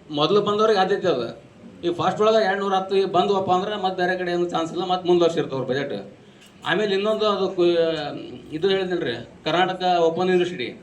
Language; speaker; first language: Kannada; non-native, local second language; Urdu